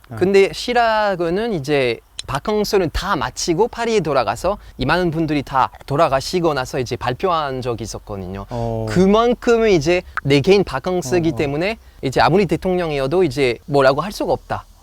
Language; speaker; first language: Korean; non-native, fluent; French